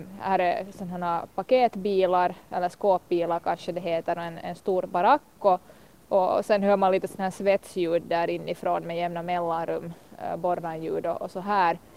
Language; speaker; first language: Swedish; native; Swedish